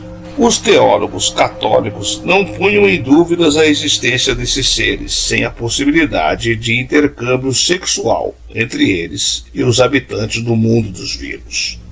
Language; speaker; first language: Portuguese; native; Portuguese